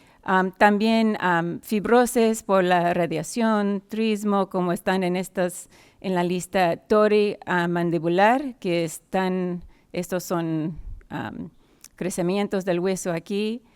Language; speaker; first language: Spanish; non-native, fluent; English